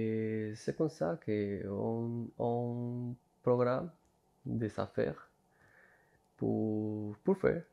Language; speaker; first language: French; non-native, fluent; Spanish